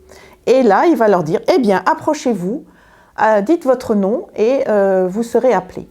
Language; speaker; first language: French; native; French